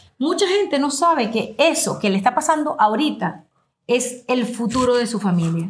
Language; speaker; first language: Spanish; native; Spanish